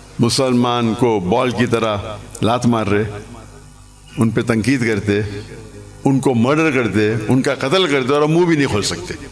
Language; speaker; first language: Urdu; non-native, local second language; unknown